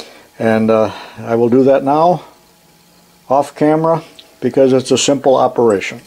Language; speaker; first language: English; native; English